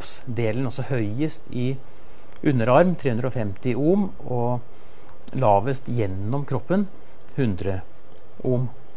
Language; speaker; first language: Norwegian; native; Norwegian